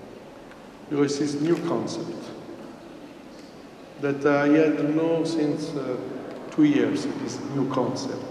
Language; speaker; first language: English; non-native, fluent; Italian